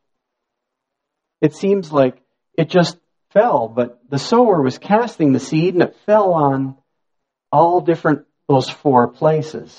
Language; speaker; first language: English; native; English